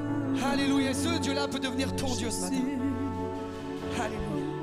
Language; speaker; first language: French; native; French